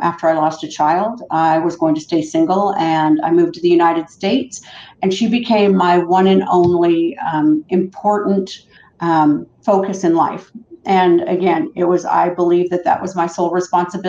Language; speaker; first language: English; native; English